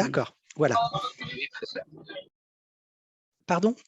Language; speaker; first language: French; native; French